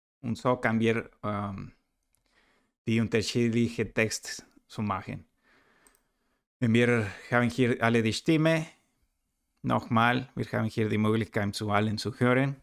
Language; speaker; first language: German; non-native, learner; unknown